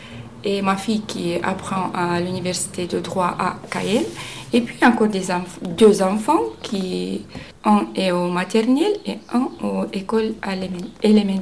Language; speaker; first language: French; non-native, learner; Romanian